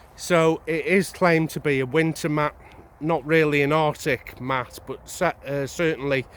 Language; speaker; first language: English; native; English